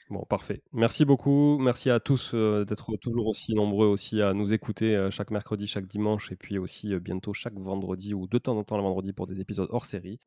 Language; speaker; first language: French; native; French